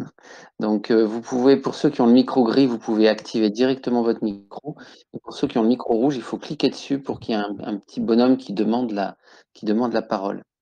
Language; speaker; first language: French; native; French